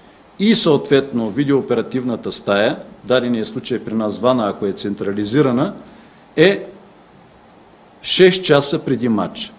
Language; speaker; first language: Bulgarian; native; Bulgarian